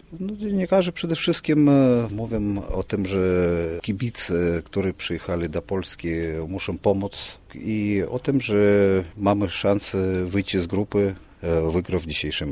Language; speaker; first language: Polish; non-native, fluent; Russian